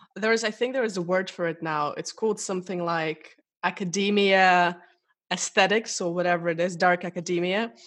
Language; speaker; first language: English; non-native, fluent; Russian